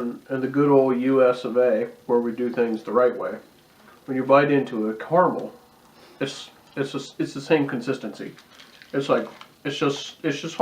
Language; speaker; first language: English; native; English